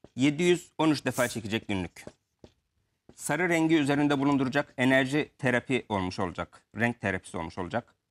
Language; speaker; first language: Turkish; native; Turkish